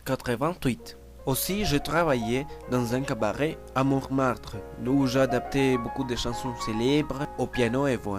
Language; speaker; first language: French; non-native, learner; Spanish